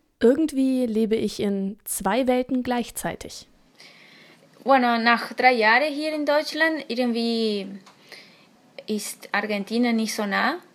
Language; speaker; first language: German; non-native, fluent; Spanish